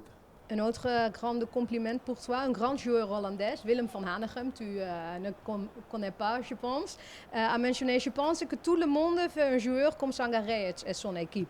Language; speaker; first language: French; non-native, learner; Dutch